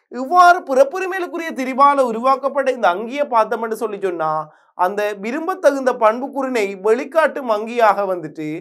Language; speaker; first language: Tamil; native; Tamil